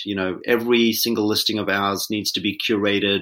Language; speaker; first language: English; native; English